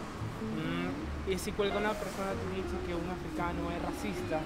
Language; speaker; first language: Italian; non-native, learner; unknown